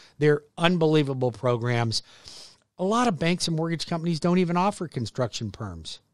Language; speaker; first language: English; native; English